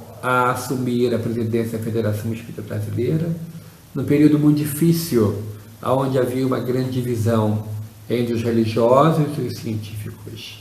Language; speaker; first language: Portuguese; native; Portuguese